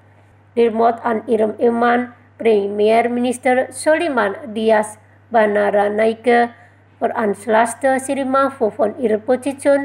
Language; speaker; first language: German; non-native, fluent; Indonesian